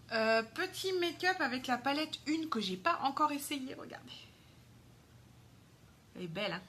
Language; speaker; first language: French; native; French